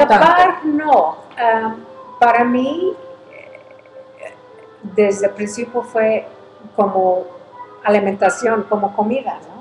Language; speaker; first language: Spanish; early bilingual, heritage; English